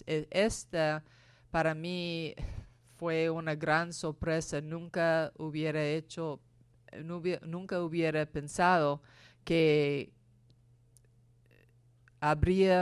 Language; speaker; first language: Spanish; non-native, fluent; English